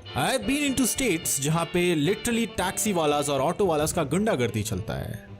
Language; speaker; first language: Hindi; non-native, local second language; Bangla